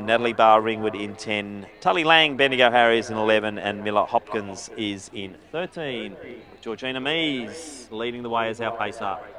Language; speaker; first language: English; native; English